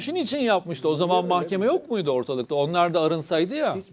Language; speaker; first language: Turkish; native; Turkish